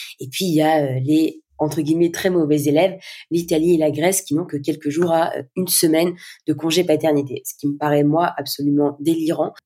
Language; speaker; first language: French; native; French